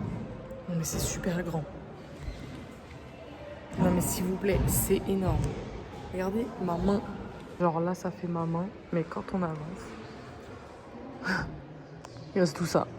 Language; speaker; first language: French; native; French